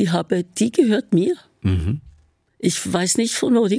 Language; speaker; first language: German; non-native, fluent; Norwegian